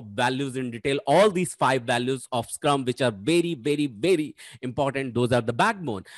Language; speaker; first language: English; non-native, local second language; Hindi